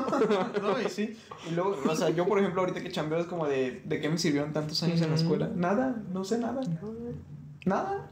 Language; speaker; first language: Spanish; native; Spanish